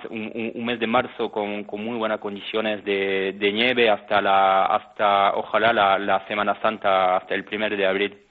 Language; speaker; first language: Spanish; non-native, fluent; French